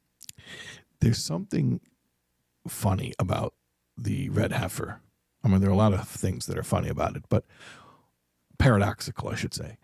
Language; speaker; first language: English; native; English